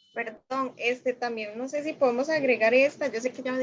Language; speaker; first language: Spanish; native; Spanish